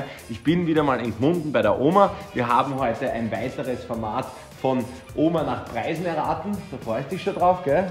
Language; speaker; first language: German; native; German